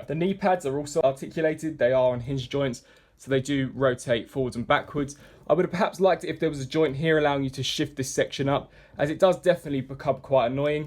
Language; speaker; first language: English; native; English